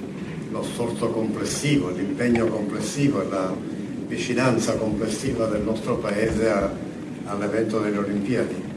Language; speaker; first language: Italian; native; Italian